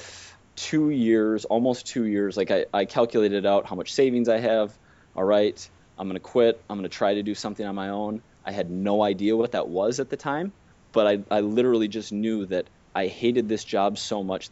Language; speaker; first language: English; native; English